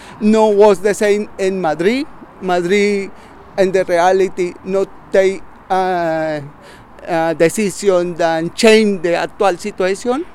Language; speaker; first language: English; non-native, learner; Spanish